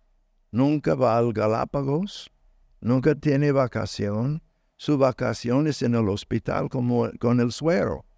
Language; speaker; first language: Spanish; non-native, learner; English